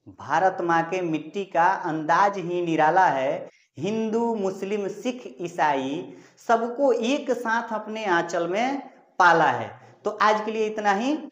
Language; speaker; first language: Hindi; native; Hindi